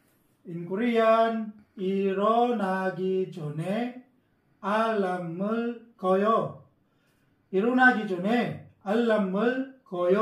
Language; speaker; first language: Korean; non-native, fluent; Filipino